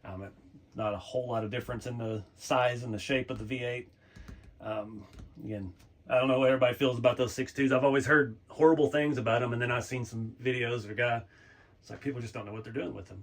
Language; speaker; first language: English; native; English